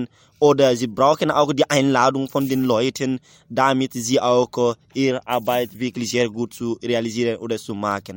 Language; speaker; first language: German; non-native, learner; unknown